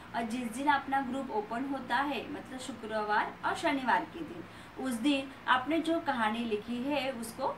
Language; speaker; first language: Hindi; non-native, local second language; Marathi